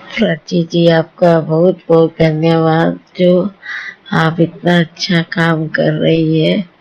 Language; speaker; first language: Hindi; early bilingual, heritage; Hindi